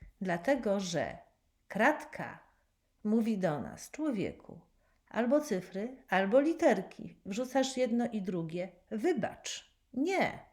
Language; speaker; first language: Polish; native; Polish